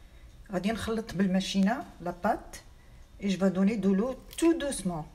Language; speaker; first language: French; non-native, fluent; Arabic